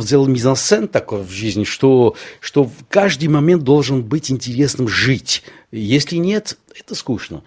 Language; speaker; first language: Russian; non-native, local second language; Armenian